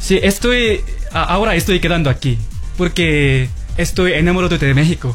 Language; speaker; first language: Spanish; non-native, learner; Korean